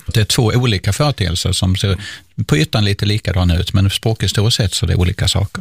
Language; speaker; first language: Swedish; native; Swedish